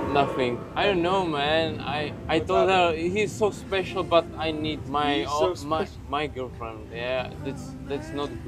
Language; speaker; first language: English; non-native, learner; Czech